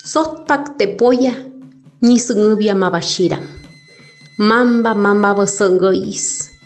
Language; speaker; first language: Spanish; non-native, local second language; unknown